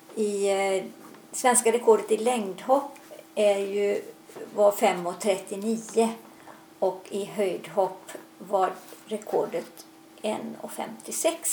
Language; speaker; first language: Swedish; native; Swedish